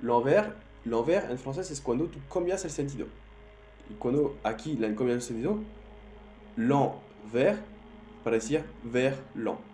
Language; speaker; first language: Spanish; non-native, fluent; French